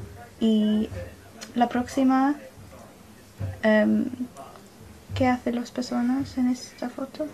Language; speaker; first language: Spanish; non-native, learner; English